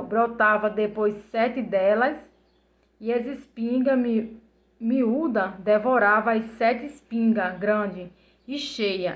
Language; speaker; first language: Portuguese; native; Portuguese